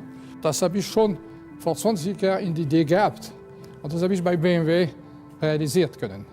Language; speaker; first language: German; non-native, fluent; French